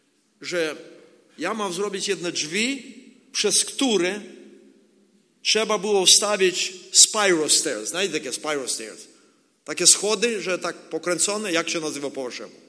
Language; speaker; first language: Polish; non-native, learner; Ukrainian